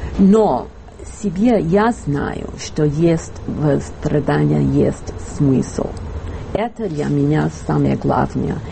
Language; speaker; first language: Russian; non-native, fluent; English